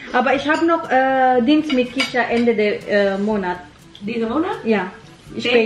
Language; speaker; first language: German; non-native, learner; Filipino